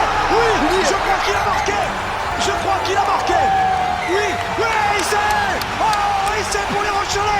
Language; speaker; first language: French; native; French